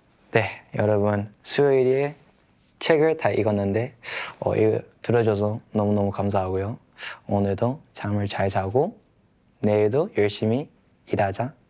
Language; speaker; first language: Korean; early bilingual, heritage; English